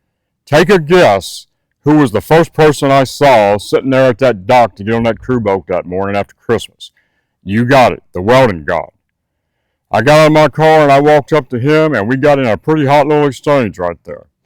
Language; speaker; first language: English; native; English